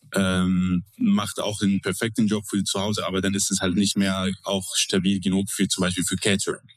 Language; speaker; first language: German; non-native, fluent; Arabic